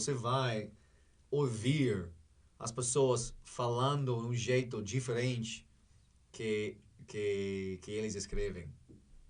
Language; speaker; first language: Portuguese; non-native, learner; English